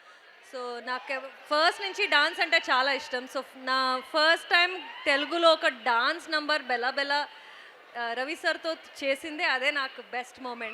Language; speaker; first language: Telugu; non-native, fluent; Kannada